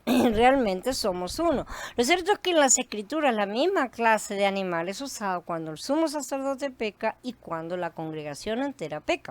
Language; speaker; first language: Spanish; native; Spanish